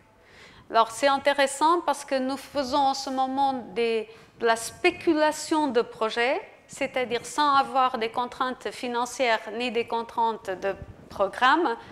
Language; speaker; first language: French; non-native, fluent; Portuguese